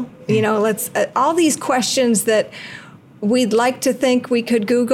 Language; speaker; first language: English; native; English